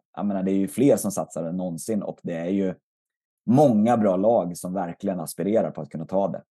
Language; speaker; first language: Swedish; native; Swedish